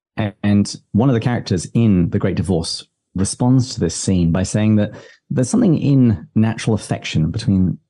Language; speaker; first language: English; native; English